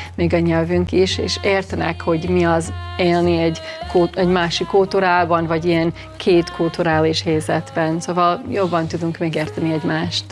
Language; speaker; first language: Hungarian; early bilingual, heritage; English